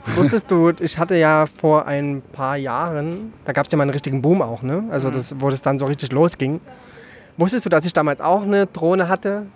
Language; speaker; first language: German; native; German